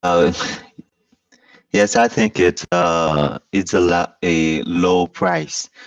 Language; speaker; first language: English; non-native, learner; Haitian Creole